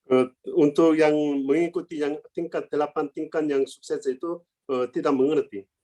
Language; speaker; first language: Indonesian; non-native, learner; Korean